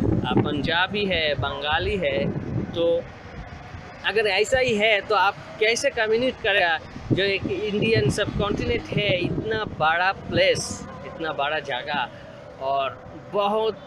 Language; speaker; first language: Hindi; non-native, learner; Bangla